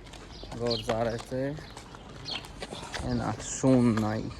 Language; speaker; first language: Armenian; non-native, learner; Hindi